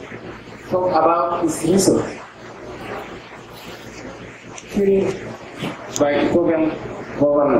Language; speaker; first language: English; non-native, learner; Oromo